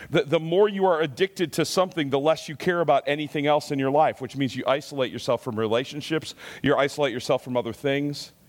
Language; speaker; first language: English; native; English